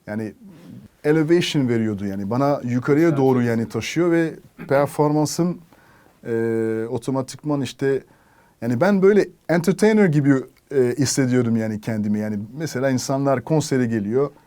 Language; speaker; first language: Turkish; non-native, fluent; French